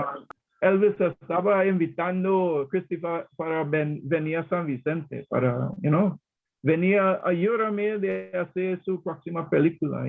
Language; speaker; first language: Spanish; non-native, learner; English